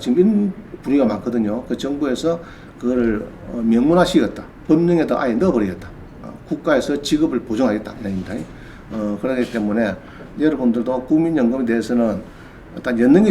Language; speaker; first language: Korean; native; Korean